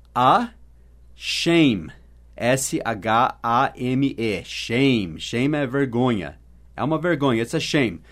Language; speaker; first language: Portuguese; non-native, fluent; English